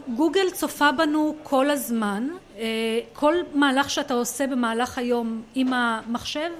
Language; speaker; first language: Hebrew; non-native, local second language; Arabic